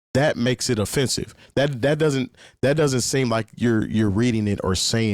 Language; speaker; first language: English; native; English